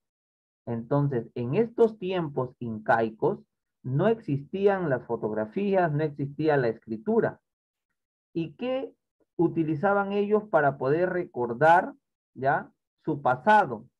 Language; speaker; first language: Spanish; native; Spanish